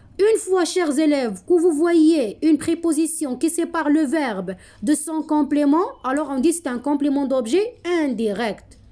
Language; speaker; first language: French; non-native, local second language; Arabic